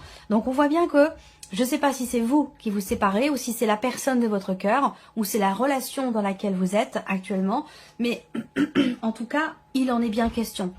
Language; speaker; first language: French; native; French